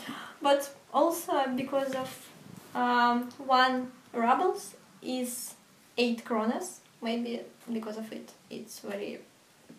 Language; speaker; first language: English; non-native, learner; Russian